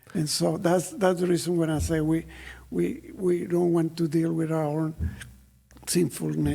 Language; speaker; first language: English; non-native, fluent; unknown